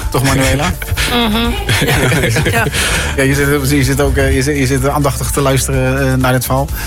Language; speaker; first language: Dutch; native; Dutch